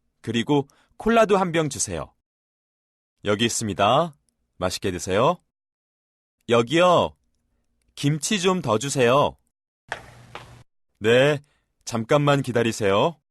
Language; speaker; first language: Korean; non-native, fluent; Indonesian